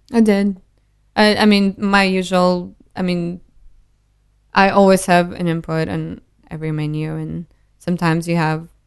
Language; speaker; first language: English; non-native, fluent; Russian